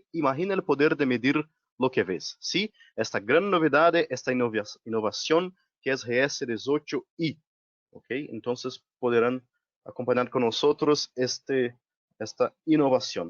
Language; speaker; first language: Spanish; non-native, local second language; Portuguese